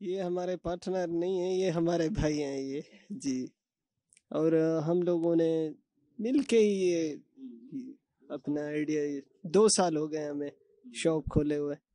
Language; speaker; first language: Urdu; non-native, local second language; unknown